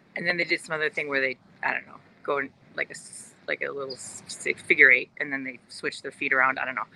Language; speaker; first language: English; early bilingual, other home language; Norwegian